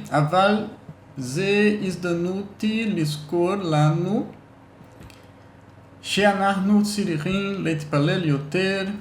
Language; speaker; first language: Hebrew; non-native, learner; Portuguese